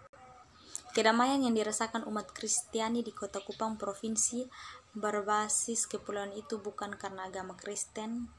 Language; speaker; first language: Indonesian; native; Indonesian